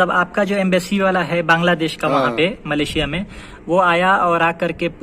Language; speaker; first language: Hindi; native; Hindi